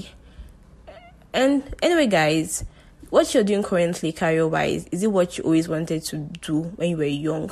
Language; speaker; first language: English; non-native, local second language; Yoruba